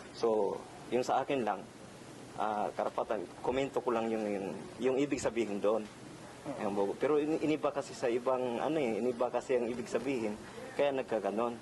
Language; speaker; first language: Filipino; non-native, local second language; Cebuano